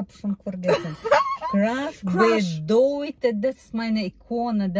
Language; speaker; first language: German; non-native, learner; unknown